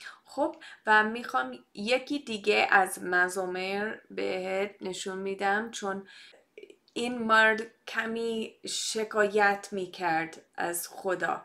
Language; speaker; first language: Persian; non-native, fluent; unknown